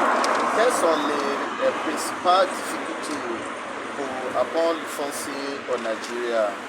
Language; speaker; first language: French; non-native, learner; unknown